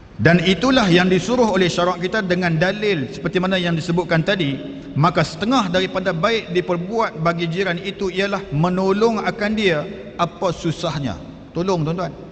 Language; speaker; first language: Malay; native; Malay